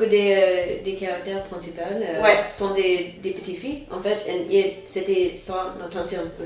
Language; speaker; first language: French; non-native, fluent; English